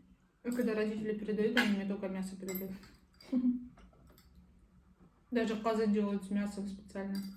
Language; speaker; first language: Russian; non-native, local second language; Kazakh